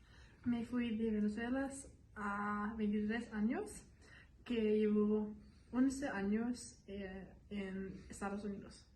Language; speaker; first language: Spanish; non-native, learner; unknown